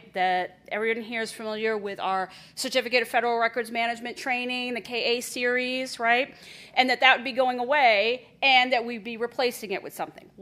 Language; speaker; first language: English; native; English